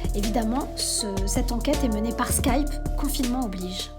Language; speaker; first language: French; native; French